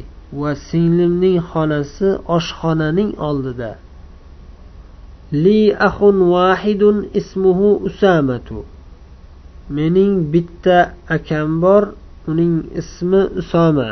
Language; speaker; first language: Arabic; non-native, fluent; Uzbek